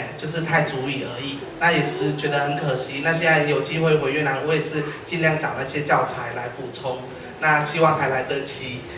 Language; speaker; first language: Chinese; non-native, fluent; Vietnamese